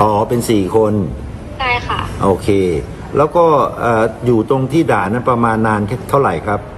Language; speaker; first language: Thai; native; Thai